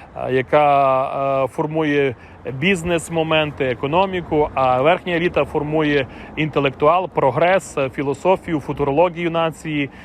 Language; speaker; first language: Ukrainian; native; Ukrainian